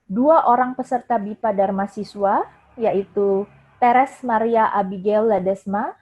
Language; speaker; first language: Indonesian; native; Indonesian